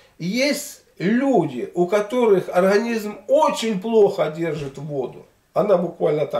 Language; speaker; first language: Russian; native; Russian